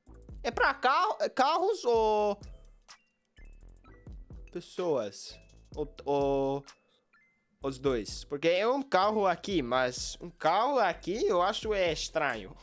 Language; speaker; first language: Portuguese; non-native, learner; English